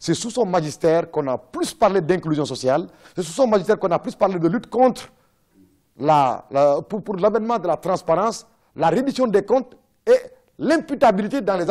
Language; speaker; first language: French; non-native, local second language; Wolof